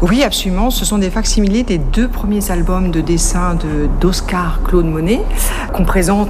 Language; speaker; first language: French; native; French